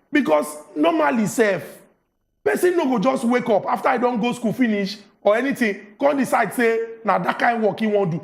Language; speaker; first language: Nigerian Pidgin; native; Nigerian Pidgin